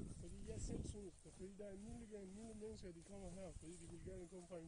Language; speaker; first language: Danish; non-native, learner; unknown